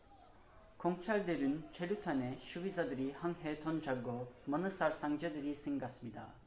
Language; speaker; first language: Korean; non-native, learner; Turkish